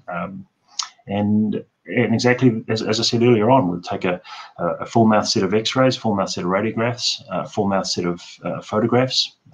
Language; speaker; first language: English; native; English